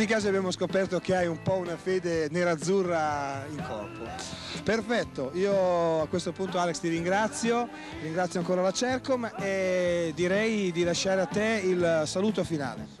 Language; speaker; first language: Italian; native; Italian